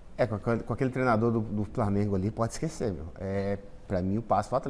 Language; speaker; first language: Portuguese; native; Portuguese